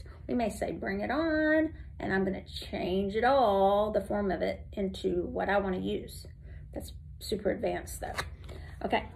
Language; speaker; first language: English; native; English